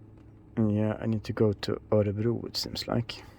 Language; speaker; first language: English; non-native, fluent; Swedish